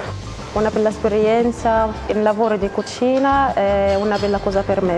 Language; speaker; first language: Italian; non-native, learner; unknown